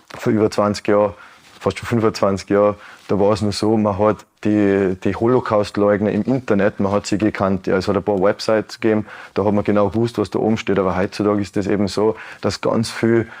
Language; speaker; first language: German; native; German